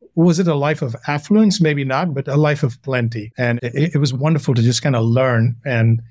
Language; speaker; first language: English; non-native, local second language; Hindi